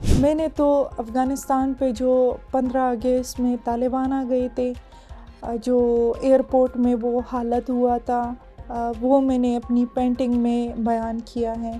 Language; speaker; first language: Urdu; non-native, fluent; Persian